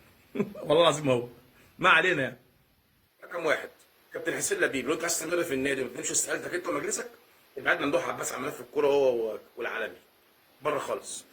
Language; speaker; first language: Arabic; native; Arabic